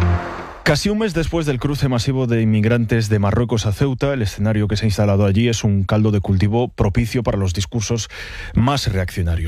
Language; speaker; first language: Spanish; native; Spanish